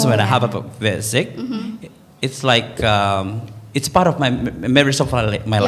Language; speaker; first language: English; non-native, learner; Indonesian